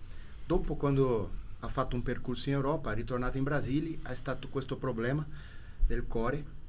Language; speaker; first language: Italian; non-native, learner; Portuguese